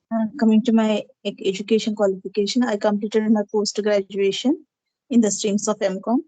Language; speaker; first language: English; non-native, learner; Telugu